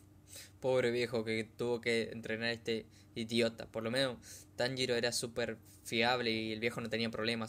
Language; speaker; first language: Spanish; native; Spanish